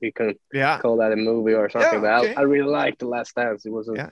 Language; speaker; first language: English; non-native, fluent; Swedish